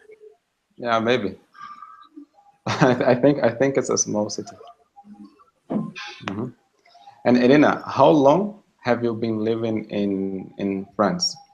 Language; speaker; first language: English; non-native, fluent; Russian